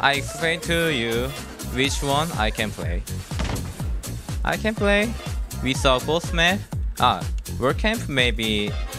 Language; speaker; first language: English; non-native, learner; Korean